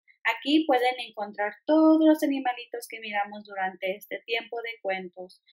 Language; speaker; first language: Spanish; early bilingual, heritage; Spanish